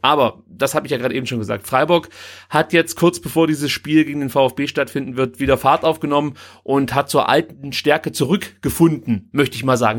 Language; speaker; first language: German; native; German